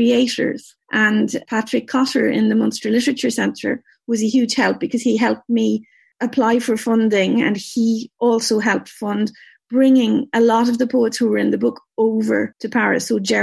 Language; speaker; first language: English; native; English